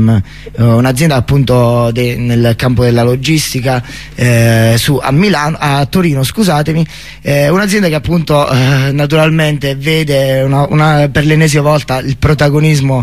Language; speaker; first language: Italian; native; Italian